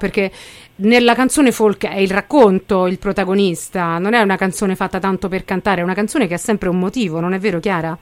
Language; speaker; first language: Italian; native; Italian